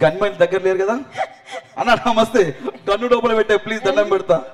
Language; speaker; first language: Telugu; native; Telugu